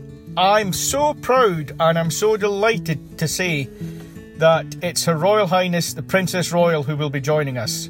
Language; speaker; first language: English; native; English